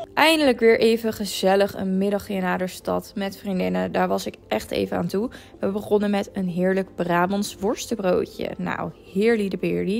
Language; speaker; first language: Dutch; native; Dutch